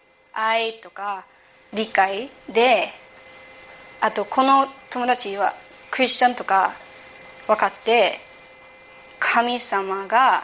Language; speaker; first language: Japanese; early bilingual, heritage; English